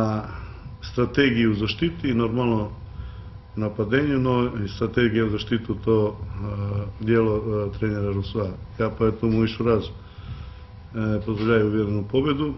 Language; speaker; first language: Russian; non-native, learner; Serbian